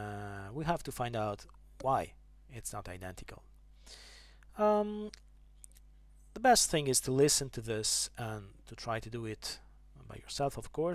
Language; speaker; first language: English; non-native, fluent; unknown